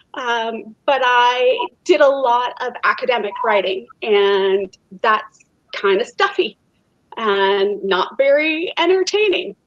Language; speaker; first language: English; native; English